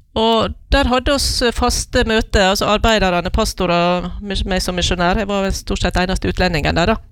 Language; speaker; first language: Norwegian; native; Norwegian